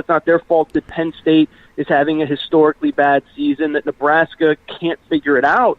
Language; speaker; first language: English; native; English